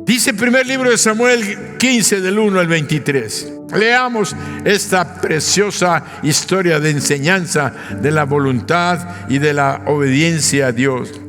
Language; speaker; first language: Spanish; native; Spanish